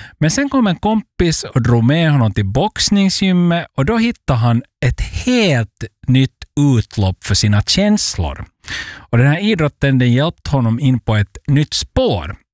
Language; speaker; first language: Swedish; native; Swedish